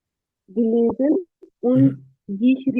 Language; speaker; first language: German; non-native, learner; Urdu